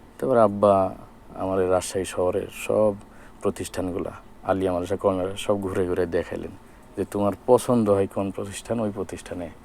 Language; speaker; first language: Bangla; native; Bangla